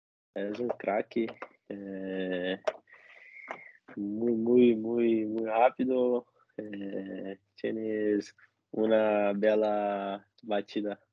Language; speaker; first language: Spanish; non-native, learner; Portuguese